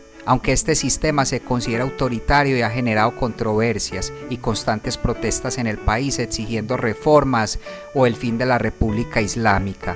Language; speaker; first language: Spanish; native; Spanish